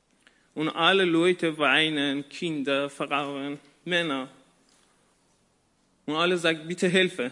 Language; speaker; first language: German; non-native, learner; Persian